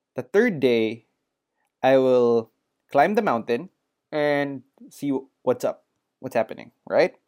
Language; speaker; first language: English; non-native, local second language; Filipino